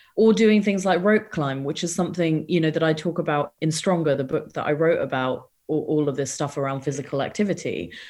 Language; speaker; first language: English; native; English